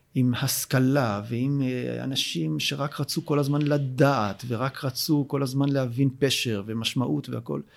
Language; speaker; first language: Hebrew; native; Hebrew